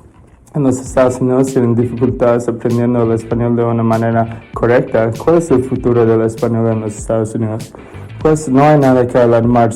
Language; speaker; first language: Spanish; non-native, learner; English